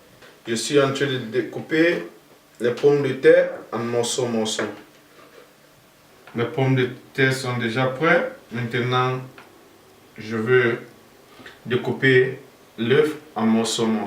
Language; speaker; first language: French; non-native, fluent; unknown